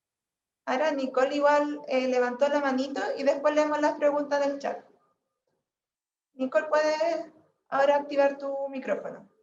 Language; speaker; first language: Spanish; native; Spanish